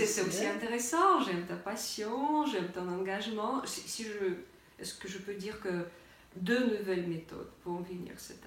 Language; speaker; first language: French; non-native, fluent; Russian